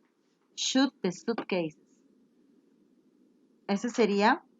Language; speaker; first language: English; non-native, fluent; Spanish